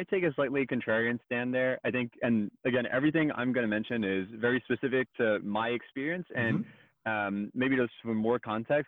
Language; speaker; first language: English; non-native, fluent; French